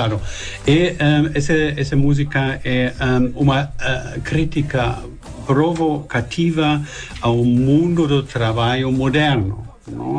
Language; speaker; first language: Portuguese; non-native, learner; German